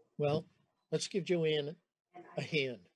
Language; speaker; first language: English; native; English